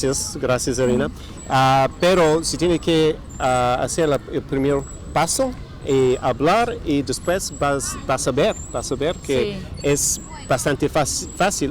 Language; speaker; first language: Spanish; non-native, fluent; English